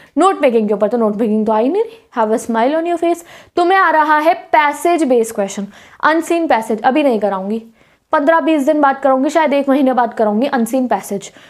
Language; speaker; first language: Hindi; native; Hindi